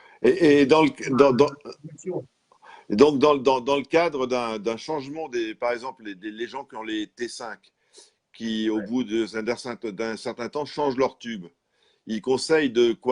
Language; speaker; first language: French; native; French